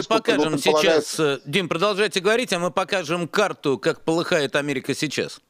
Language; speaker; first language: Russian; native; Russian